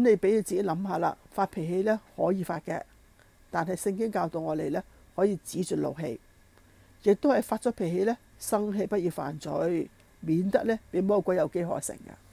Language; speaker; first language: Chinese; non-native, local second language; Cantonese